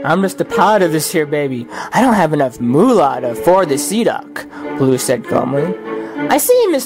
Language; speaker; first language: English; native; English